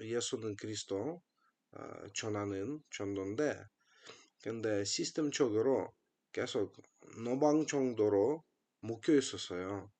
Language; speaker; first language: Korean; non-native, fluent; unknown